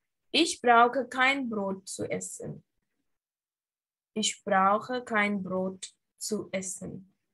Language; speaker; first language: German; non-native, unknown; Hindi